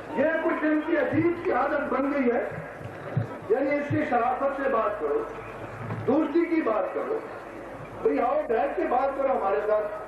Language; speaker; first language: Urdu; non-native, local second language; Pashto